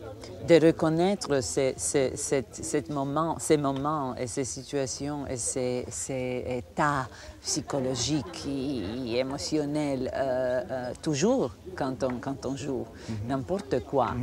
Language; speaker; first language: French; non-native, fluent; Croatian